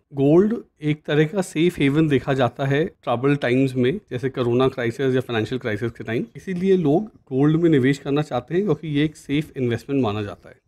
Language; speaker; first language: Hindi; native; Hindi